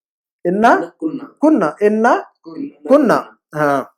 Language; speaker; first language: Arabic; non-native, fluent; Urdu